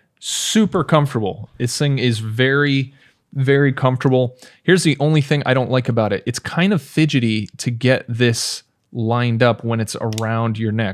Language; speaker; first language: English; native; English